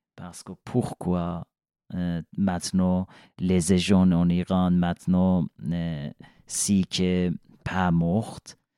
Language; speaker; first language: French; non-native, learner; Persian